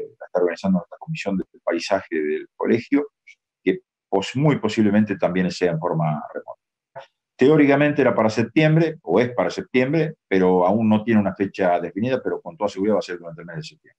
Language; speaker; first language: Spanish; native; Spanish